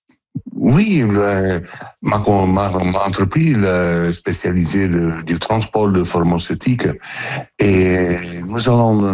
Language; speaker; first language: French; non-native, learner; Italian